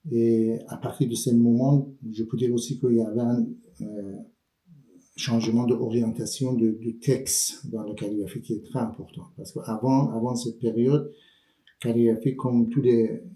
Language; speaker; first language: French; non-native, fluent; Persian